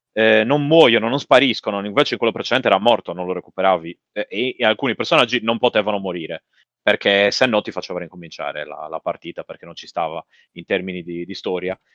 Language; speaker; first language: Italian; native; Italian